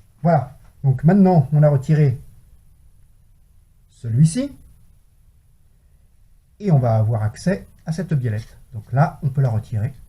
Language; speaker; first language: French; native; French